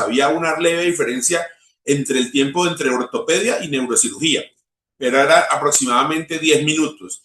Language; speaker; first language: Spanish; native; Spanish